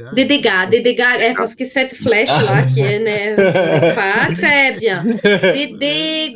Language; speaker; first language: French; non-native, fluent; Portuguese